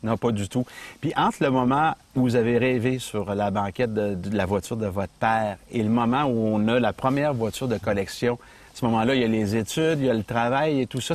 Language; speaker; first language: French; native; French